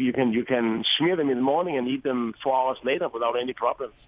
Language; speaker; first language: English; non-native, fluent; Danish